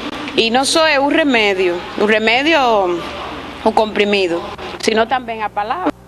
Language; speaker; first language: Portuguese; non-native, fluent; Spanish